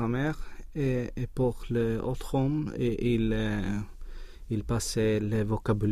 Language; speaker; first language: French; non-native, learner; Swedish